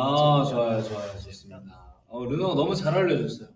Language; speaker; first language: Korean; native; Korean